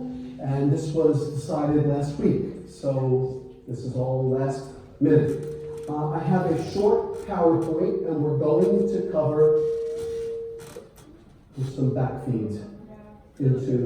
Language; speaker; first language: English; native; English